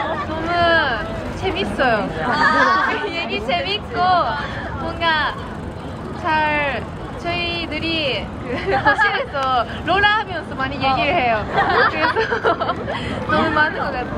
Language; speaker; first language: Korean; non-native, learner; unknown